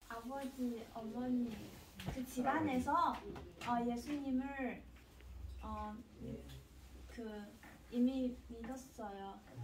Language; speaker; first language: Korean; non-native, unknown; Chinese